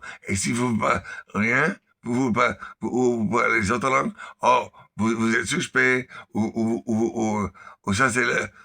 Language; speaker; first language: French; non-native, learner; English